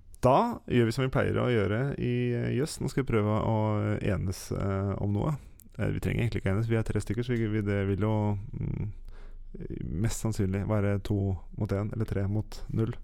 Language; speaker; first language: Norwegian; native; Norwegian